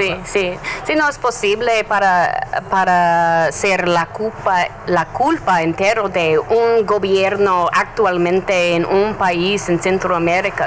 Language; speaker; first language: Spanish; non-native, learner; English